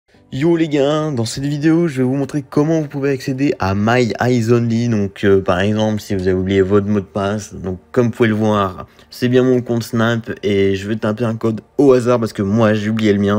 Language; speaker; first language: French; native; French